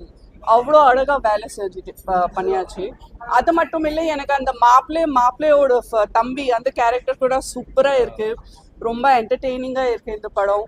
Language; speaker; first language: Tamil; non-native, fluent; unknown